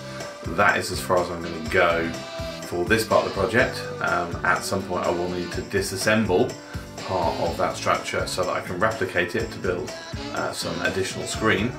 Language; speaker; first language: English; native; English